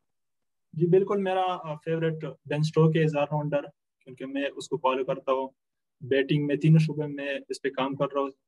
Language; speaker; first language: Hindi; non-native, local second language; Pashto